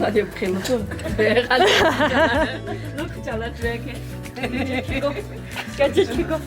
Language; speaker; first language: Chinese; non-native, fluent; Swedish